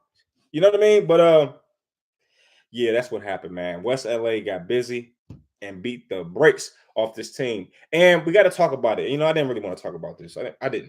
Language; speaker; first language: English; native; English